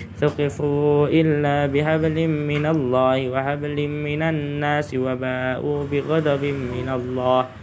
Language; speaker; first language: Arabic; non-native, learner; Indonesian